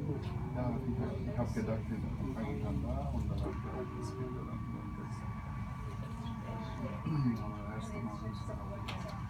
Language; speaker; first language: German; non-native, learner; Somali